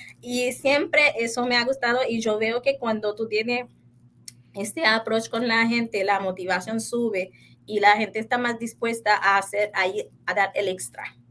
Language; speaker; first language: Spanish; non-native, fluent; Haitian Creole